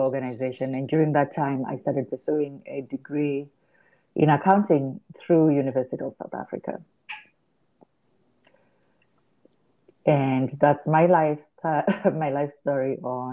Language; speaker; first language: English; non-native, local second language; Shona